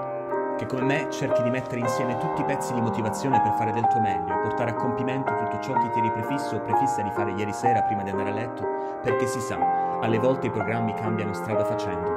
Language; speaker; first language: Italian; native; Italian